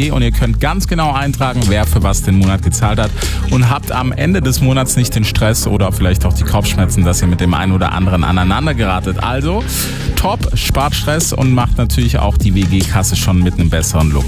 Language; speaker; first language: German; native; German